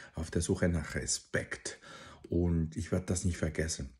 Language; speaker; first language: German; non-native, fluent; Spanish